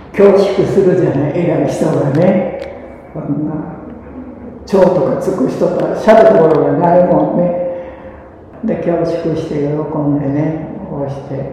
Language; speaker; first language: Japanese; early bilingual, other home language; Korean